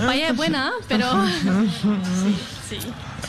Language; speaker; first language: Spanish; non-native, fluent; English